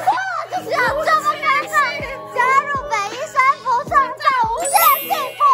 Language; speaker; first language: Chinese; native; Chinese